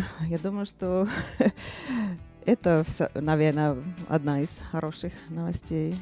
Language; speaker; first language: Russian; non-native, fluent; Finnish